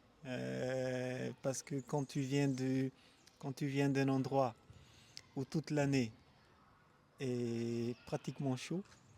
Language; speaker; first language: French; non-native, local second language; Malagasy